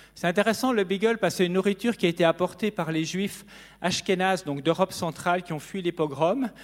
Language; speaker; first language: French; native; French